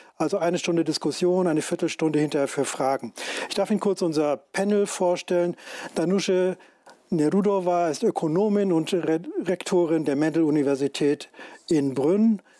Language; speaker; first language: German; native; German